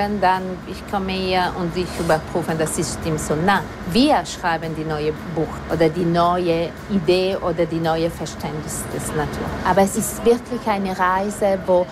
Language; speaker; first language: German; non-native, fluent; Italian